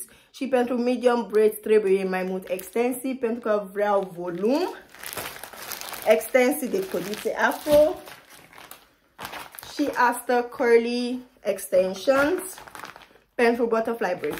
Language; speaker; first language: Romanian; non-native, fluent; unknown